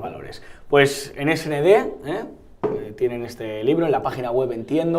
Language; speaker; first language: Spanish; native; Spanish